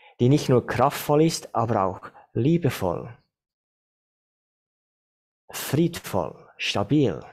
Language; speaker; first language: German; non-native, fluent; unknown